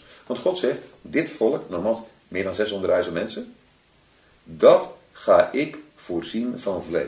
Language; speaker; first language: Dutch; native; Dutch